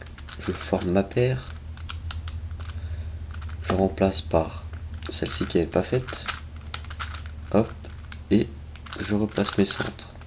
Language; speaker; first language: French; native; French